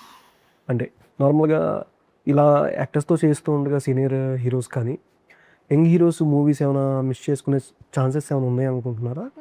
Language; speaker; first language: Telugu; native; Telugu